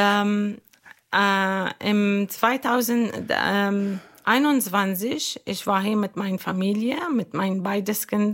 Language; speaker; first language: German; non-native, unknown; Arabic